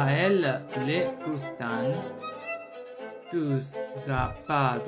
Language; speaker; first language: Spanish; non-native, learner; Chinese